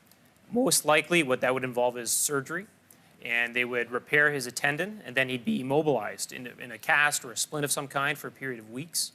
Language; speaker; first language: English; native; English